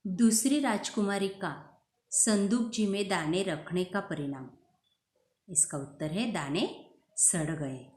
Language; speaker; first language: Hindi; non-native, local second language; Marathi